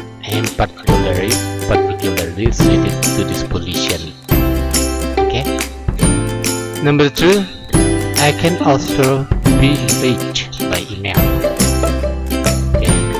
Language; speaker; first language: English; non-native, fluent; Indonesian